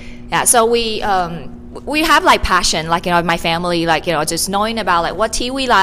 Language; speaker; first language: English; non-native, fluent; Chinese